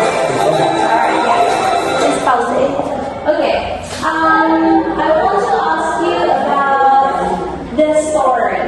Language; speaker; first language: English; non-native, fluent; Indonesian